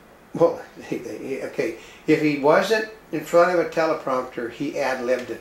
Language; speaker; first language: English; native; English